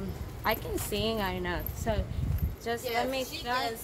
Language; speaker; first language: English; non-native, fluent; Spanish